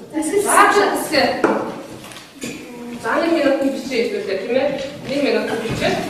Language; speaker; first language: Mongolian; native; Mongolian